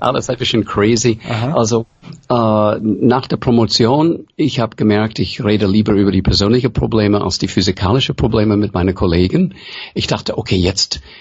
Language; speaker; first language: German; early bilingual, heritage; English